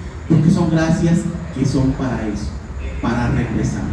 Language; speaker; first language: Spanish; native; Spanish